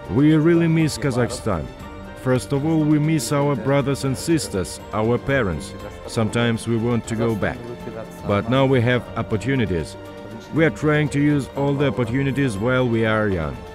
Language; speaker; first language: English; non-native, fluent; Kazakh